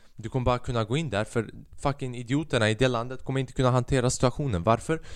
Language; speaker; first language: Swedish; early bilingual, other home language; Albanian